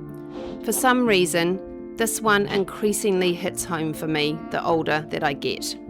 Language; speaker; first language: English; native; English